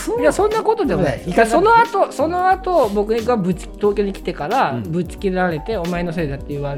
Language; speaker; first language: Japanese; native; Japanese